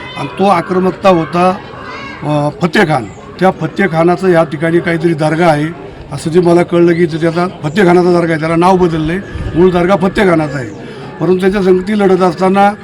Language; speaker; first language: Marathi; native; Marathi